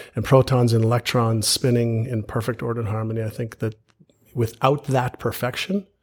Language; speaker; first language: English; early bilingual, other home language; Hebrew